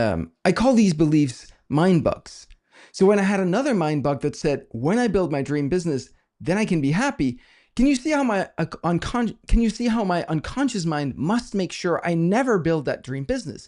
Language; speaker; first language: English; non-native, fluent; Danish